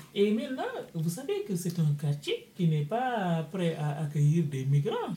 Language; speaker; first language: French; non-native, local second language; Wolof